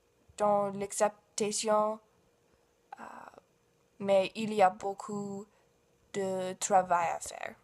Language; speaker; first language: French; non-native, learner; English